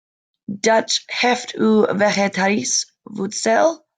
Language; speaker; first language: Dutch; non-native, learner; English